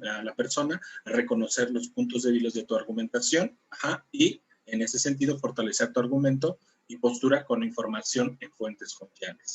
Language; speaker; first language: Spanish; native; Spanish